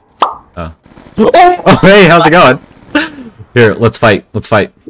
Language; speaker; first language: English; native; English